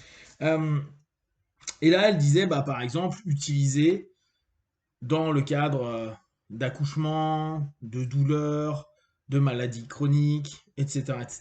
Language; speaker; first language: French; native; French